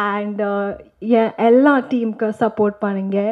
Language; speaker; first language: Tamil; non-native, local second language; Malayalam